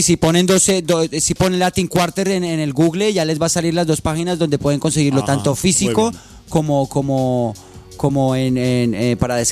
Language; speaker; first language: Spanish; native; Spanish